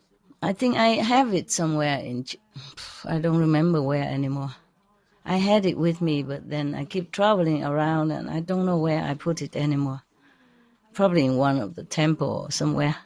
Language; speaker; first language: English; non-native, fluent; Vietnamese